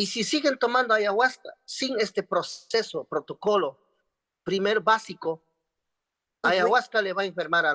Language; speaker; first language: Spanish; non-native, local second language; Quechua